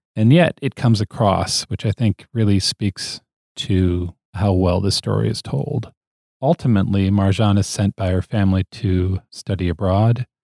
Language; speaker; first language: English; native; English